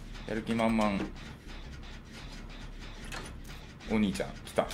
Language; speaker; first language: Japanese; native; Japanese